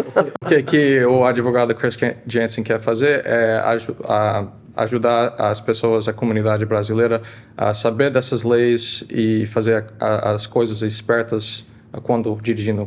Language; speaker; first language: Portuguese; early bilingual, heritage; Portuguese